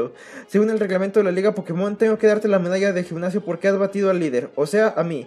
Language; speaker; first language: Spanish; native; Spanish